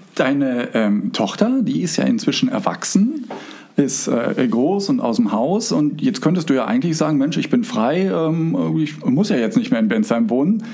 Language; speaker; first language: German; native; German